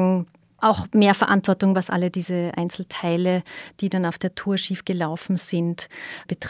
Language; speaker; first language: German; native; German